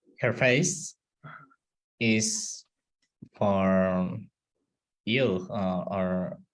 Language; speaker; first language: English; non-native, learner; Spanish